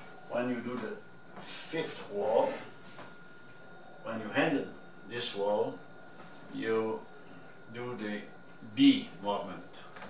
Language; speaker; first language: English; non-native, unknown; French